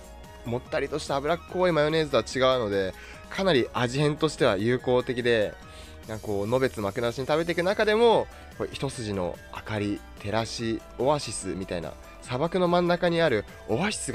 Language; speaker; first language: Japanese; native; Japanese